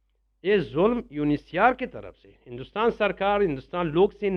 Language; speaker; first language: Hindi; non-native, learner; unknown